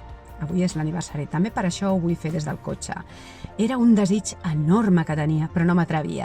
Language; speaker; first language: Catalan; native; Catalan